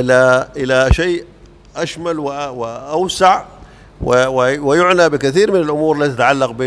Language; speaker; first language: Arabic; native; Arabic